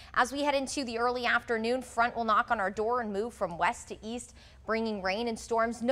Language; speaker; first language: English; native; English